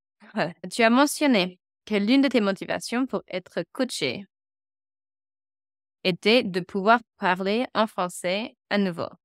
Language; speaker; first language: French; non-native, fluent; English